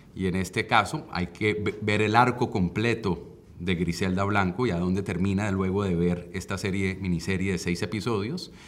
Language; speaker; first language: Spanish; native; Spanish